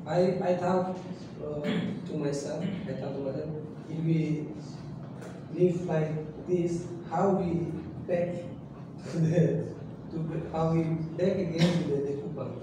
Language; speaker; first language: English; non-native, learner; Indonesian